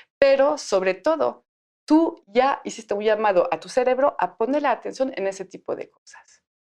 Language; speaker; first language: Spanish; non-native, fluent; French